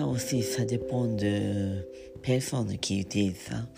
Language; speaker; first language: French; non-native, learner; Japanese